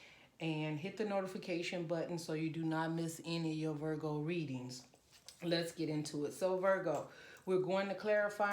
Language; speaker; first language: English; native; English